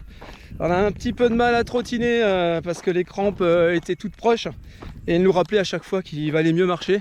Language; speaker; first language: French; native; French